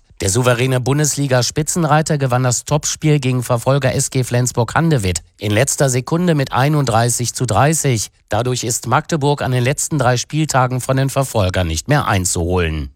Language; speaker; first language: German; native; German